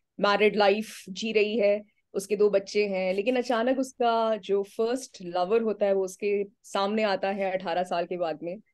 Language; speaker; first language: Hindi; native; Hindi